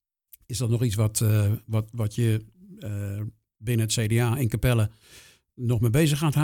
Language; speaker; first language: Dutch; native; Dutch